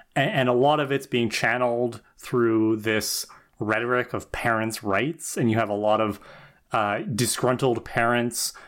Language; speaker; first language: English; native; English